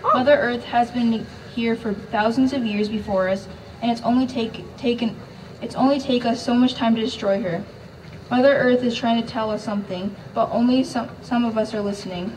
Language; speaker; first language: English; native; English